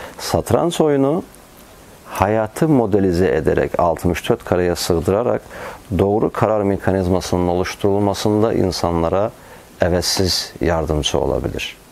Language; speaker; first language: Turkish; non-native, fluent; Azerbaijani